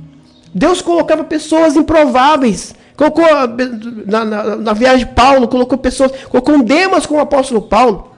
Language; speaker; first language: Portuguese; native; Portuguese